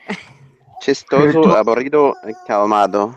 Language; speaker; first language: Spanish; non-native, learner; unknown